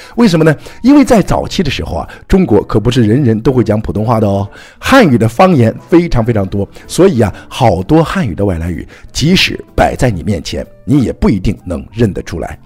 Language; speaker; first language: Chinese; native; Chinese